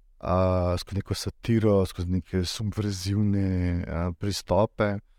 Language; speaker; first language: Slovenian; native; Slovenian